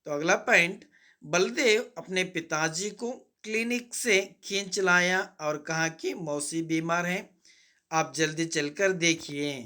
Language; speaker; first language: Hindi; non-native, local second language; Kannada